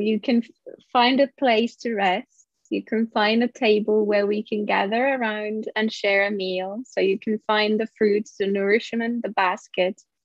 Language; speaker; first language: English; non-native, fluent; Finnish